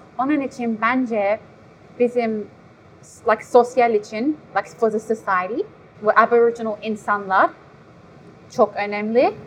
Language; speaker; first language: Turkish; early bilingual, heritage; Turkish